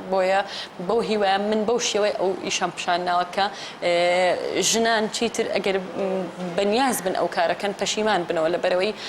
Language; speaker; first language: Central Kurdish; native; Central Kurdish